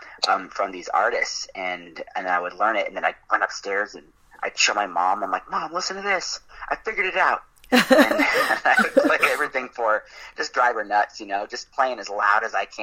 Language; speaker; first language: English; native; English